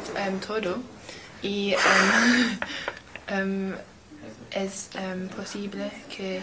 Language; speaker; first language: Spanish; non-native, learner; English